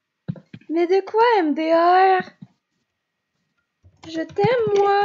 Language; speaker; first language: French; native; French